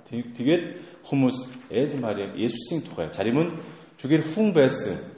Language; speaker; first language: Mongolian; non-native, fluent; Korean